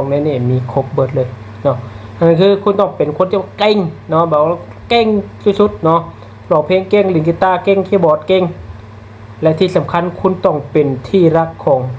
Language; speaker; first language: Thai; non-native, local second language; Lao